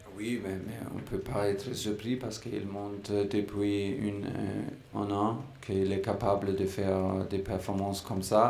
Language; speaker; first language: French; non-native, fluent; German